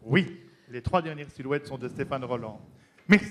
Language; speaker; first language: French; native; French